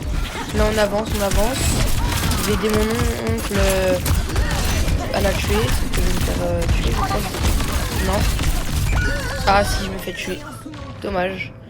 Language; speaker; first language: French; native; French